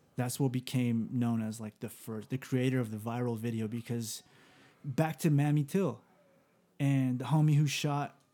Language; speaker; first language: English; native; English